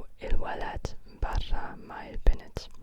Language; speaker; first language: Arabic; non-native, learner; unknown